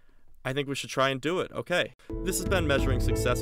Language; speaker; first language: English; native; English